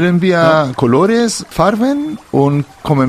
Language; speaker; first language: German; non-native, fluent; Spanish